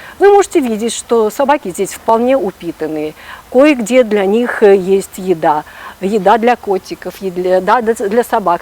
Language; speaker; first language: Russian; non-native, local second language; Ukrainian